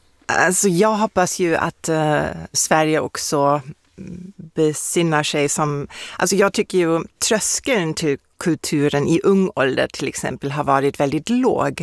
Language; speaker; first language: Swedish; non-native, fluent; German